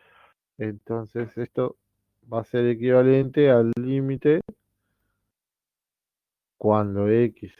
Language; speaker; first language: Spanish; native; Spanish